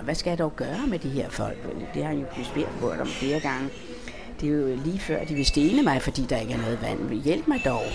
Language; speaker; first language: Danish; native; Danish